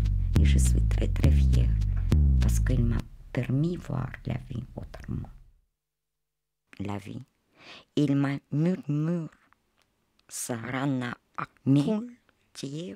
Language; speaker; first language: French; non-native, learner; Russian